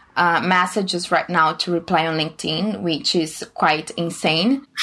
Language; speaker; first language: English; non-native, fluent; Portuguese